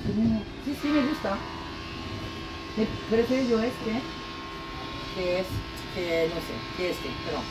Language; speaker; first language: Spanish; non-native, learner; French